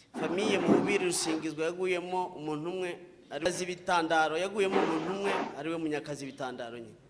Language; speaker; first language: Kinyarwanda; native; Kinyarwanda